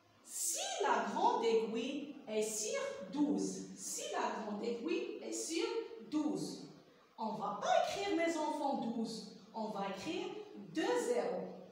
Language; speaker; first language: French; non-native, local second language; Arabic